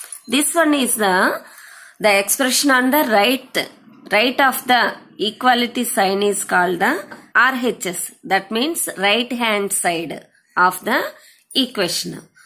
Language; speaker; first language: English; non-native, local second language; Telugu